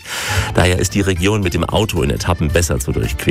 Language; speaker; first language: German; native; German